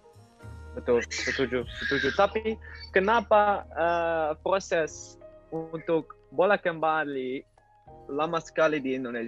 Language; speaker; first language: Indonesian; non-native, learner; Dutch